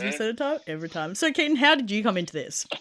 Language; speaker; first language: English; native; English